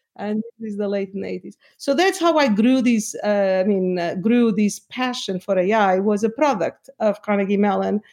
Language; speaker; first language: English; non-native, fluent; Portuguese